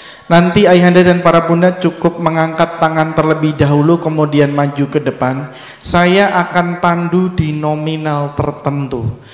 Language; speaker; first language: Indonesian; native; Indonesian